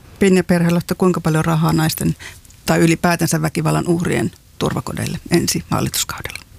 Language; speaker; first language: Finnish; native; Finnish